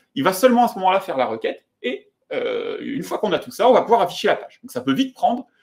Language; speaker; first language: French; native; French